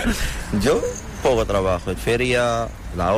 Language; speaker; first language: Spanish; non-native, learner; Arabic